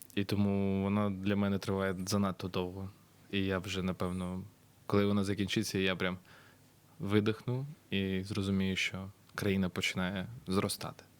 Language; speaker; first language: Ukrainian; non-native, local second language; Russian